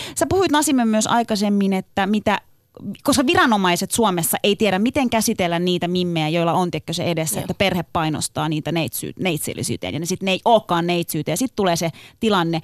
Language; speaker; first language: Finnish; early bilingual, other home language; Turkish